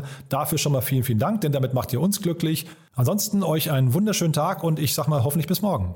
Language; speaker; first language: German; native; German